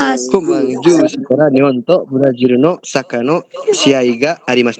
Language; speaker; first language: Japanese; non-native, learner; Indonesian